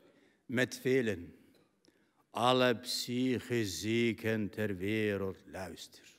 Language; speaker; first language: Dutch; non-native, fluent; Arabic